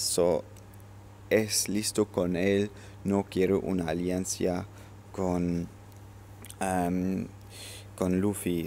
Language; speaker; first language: Spanish; non-native, learner; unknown